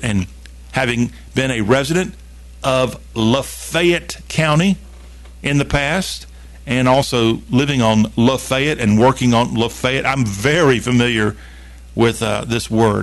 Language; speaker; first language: English; native; English